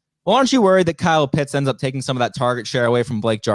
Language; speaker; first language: English; native; English